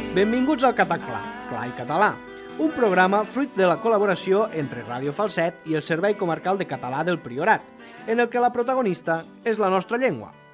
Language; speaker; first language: Catalan; native; Catalan